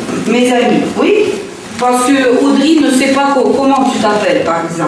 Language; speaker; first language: French; non-native, fluent; Russian